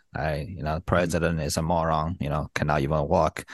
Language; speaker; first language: English; non-native, fluent; Chinese